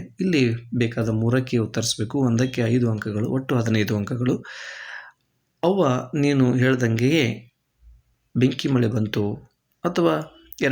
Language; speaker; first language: Kannada; native; Kannada